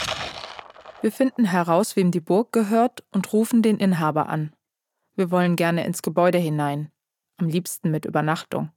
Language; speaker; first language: German; early bilingual, other home language; Turkish